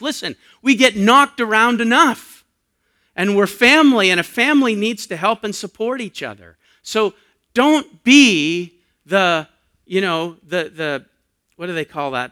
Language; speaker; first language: English; native; English